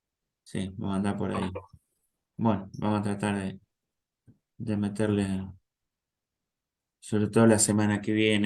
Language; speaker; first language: Spanish; native; Spanish